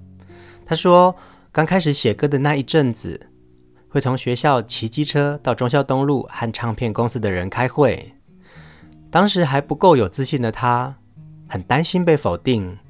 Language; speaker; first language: Chinese; native; Chinese